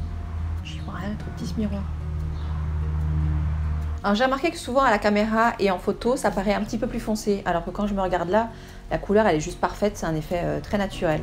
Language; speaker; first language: French; native; French